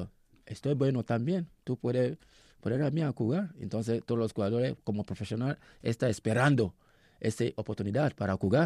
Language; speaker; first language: Spanish; non-native, learner; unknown